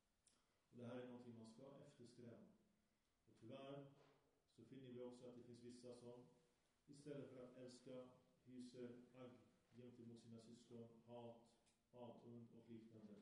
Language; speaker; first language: Swedish; early bilingual, other home language; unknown